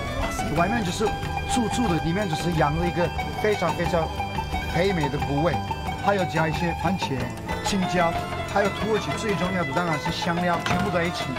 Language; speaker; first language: Chinese; non-native, fluent; Turkish